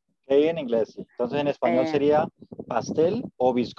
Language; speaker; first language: Portuguese; non-native, fluent; Spanish